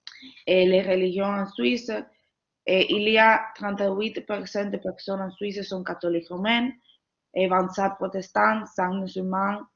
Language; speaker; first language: French; non-native, learner; Spanish